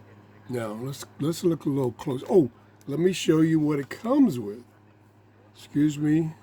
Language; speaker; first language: English; native; English